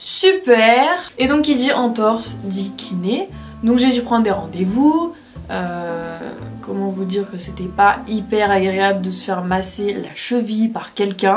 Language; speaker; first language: French; native; French